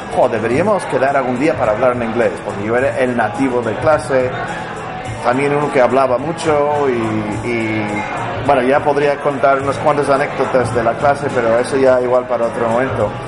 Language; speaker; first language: Spanish; non-native, fluent; English